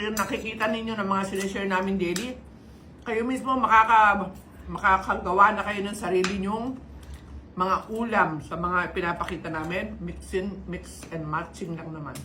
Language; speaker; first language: Filipino; native; Filipino